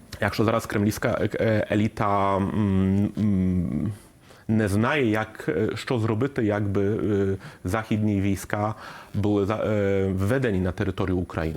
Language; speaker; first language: Polish; non-native, learner; Ukrainian